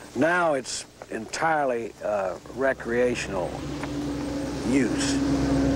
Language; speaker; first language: English; native; English